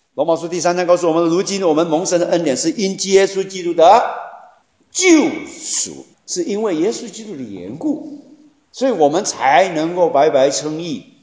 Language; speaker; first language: Chinese; native; Chinese